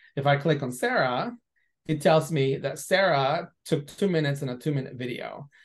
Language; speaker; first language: English; non-native, fluent; Spanish